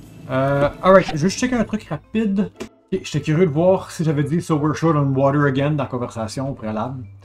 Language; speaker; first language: French; native; French